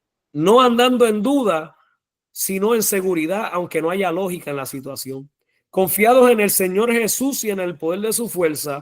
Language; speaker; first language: Spanish; native; Spanish